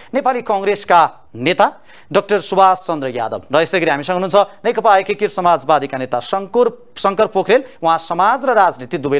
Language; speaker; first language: Nepali; native; Nepali